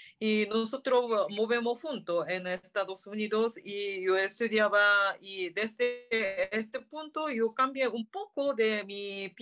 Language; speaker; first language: Spanish; non-native, learner; Korean